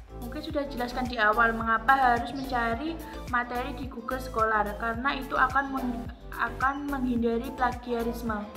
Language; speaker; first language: Indonesian; native; Indonesian